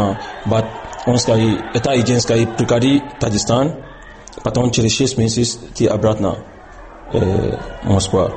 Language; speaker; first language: Russian; non-native, learner; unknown